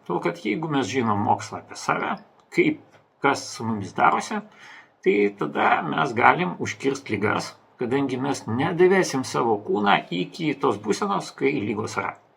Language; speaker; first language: Lithuanian; non-native, local second language; Russian